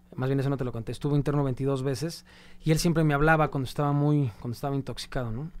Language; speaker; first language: Spanish; native; Spanish